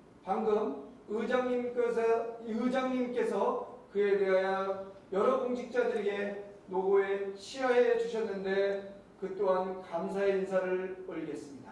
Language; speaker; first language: Korean; native; Korean